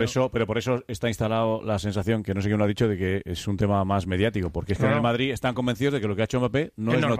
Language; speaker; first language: Spanish; native; Spanish